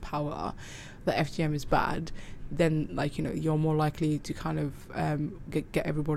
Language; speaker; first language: English; native; English